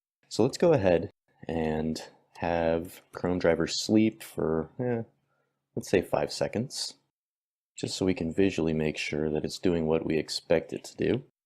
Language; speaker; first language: English; native; English